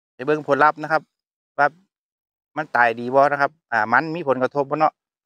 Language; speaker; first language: Thai; native; Thai